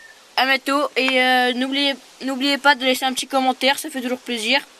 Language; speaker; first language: French; native; French